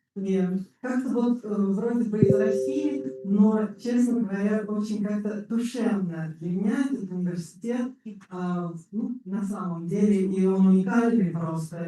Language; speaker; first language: Russian; native; Russian